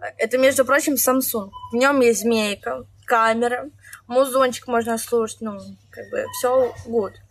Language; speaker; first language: Russian; native; Russian